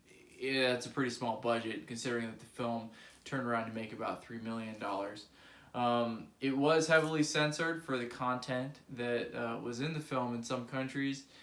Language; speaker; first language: English; native; English